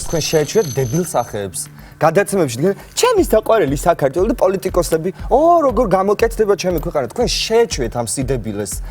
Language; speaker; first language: Georgian; native; Georgian